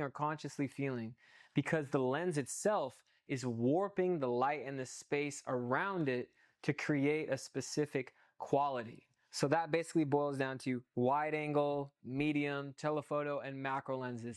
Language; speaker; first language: English; native; English